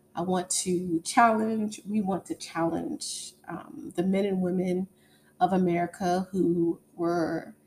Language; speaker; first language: English; native; English